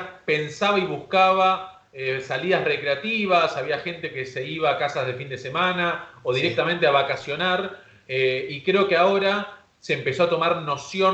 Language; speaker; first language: Spanish; native; Spanish